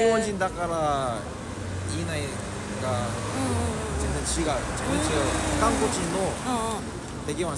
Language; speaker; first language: Japanese; non-native, learner; Korean